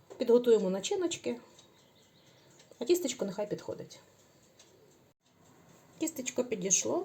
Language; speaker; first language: Ukrainian; native; Ukrainian